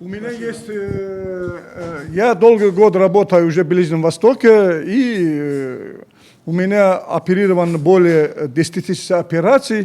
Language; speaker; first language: Russian; native; Russian